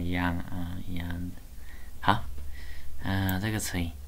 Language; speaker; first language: Chinese; native; Chinese